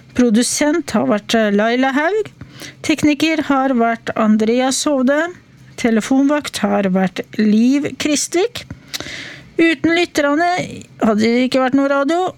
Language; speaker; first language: Norwegian; native; Norwegian